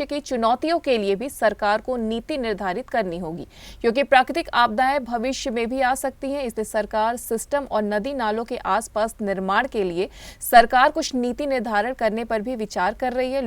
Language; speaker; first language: Hindi; native; Hindi